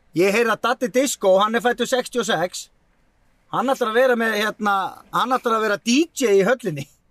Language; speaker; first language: Icelandic; native; Icelandic